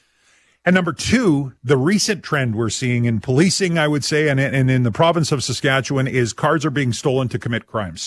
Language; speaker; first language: English; native; English